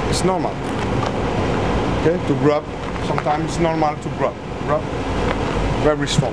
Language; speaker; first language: English; non-native, learner; French